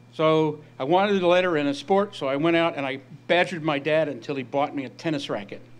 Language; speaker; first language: English; native; English